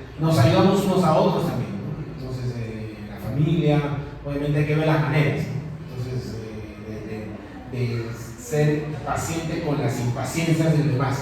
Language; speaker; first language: Spanish; native; Spanish